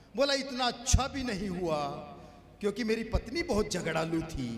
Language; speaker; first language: Hindi; native; Hindi